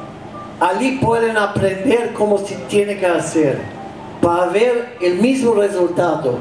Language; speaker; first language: Spanish; non-native, fluent; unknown